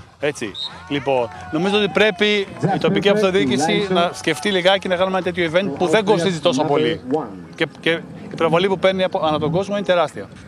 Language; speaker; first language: Greek; native; Greek